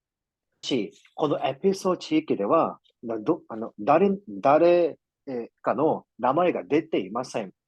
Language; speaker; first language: Japanese; non-native, fluent; Korean